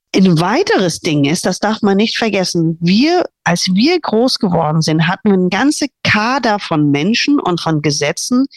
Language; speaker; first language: German; non-native, fluent; English